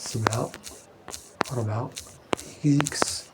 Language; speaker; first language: Arabic; native; Arabic